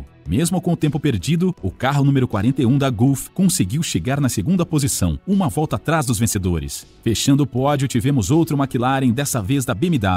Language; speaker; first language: Portuguese; native; Portuguese